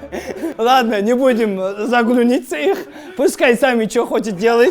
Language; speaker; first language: Russian; non-native, local second language; Kazakh